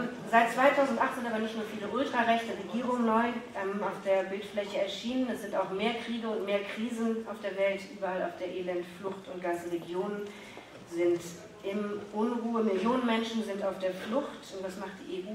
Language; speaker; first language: German; native; German